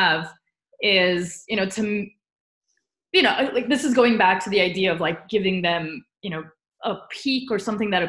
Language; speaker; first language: English; early bilingual, other home language; Romanian